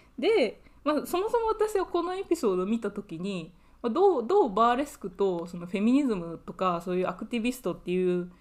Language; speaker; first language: Japanese; native; Japanese